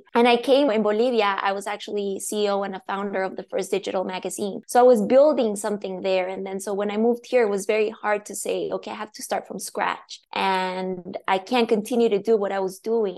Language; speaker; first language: English; non-native, fluent; Spanish